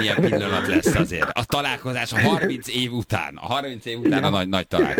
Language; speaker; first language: Hungarian; native; Hungarian